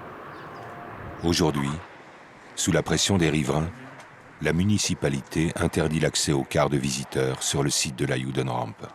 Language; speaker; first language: French; native; French